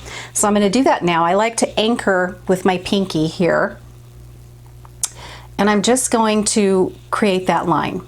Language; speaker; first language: English; native; English